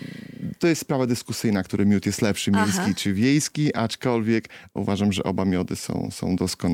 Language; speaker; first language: Polish; native; Polish